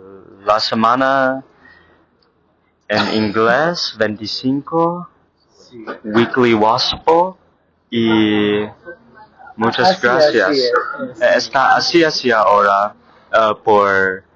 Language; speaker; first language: Spanish; non-native, learner; English